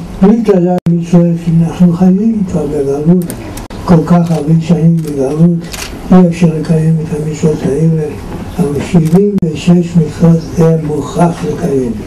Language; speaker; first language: Hebrew; non-native, fluent; Yiddish